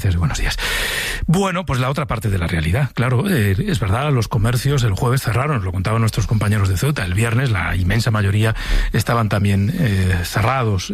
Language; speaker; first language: Spanish; native; Spanish